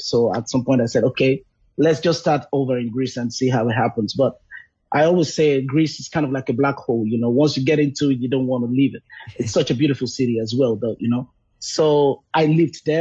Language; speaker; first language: English; non-native, local second language; Yoruba